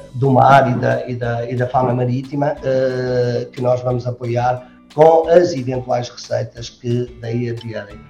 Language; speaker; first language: Portuguese; native; Portuguese